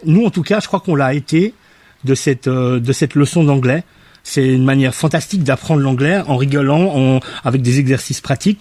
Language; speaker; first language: French; native; French